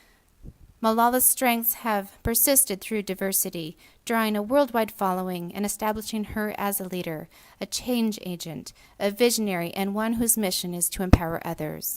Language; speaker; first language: English; native; English